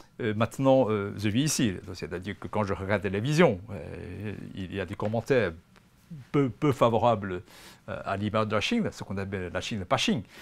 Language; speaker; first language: French; non-native, fluent; Chinese